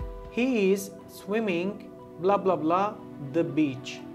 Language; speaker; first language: English; non-native, fluent; Turkish